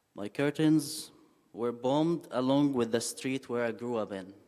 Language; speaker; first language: English; non-native, fluent; Arabic